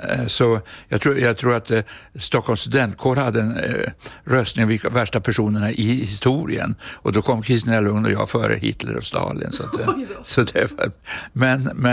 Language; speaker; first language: Swedish; native; Swedish